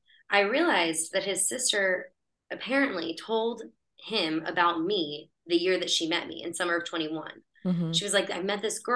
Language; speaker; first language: English; native; English